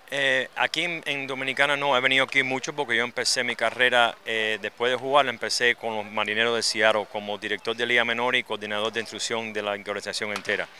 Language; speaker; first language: Spanish; early bilingual, other home language; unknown